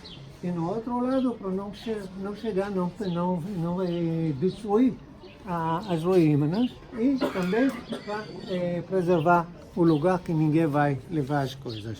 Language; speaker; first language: Portuguese; non-native, fluent; Hebrew